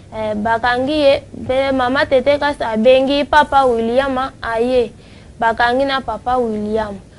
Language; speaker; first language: Lingala; non-native, local second language; Luba-Lulua